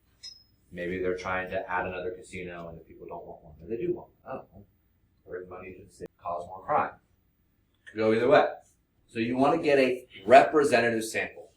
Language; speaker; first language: English; native; English